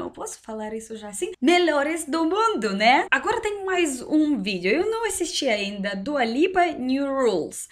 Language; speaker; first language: Portuguese; non-native, learner; Russian